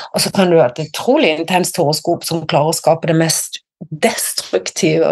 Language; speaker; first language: Norwegian; native; Norwegian